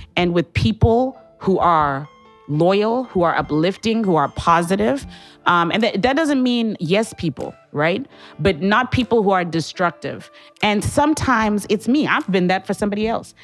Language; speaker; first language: English; non-native, local second language; Shona